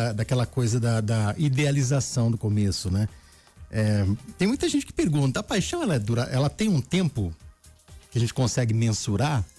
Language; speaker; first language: Portuguese; native; Portuguese